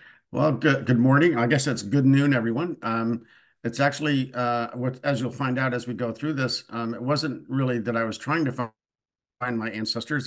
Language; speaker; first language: English; native; English